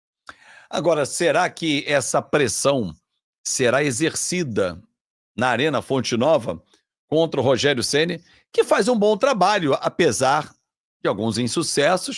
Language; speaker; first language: Portuguese; native; Portuguese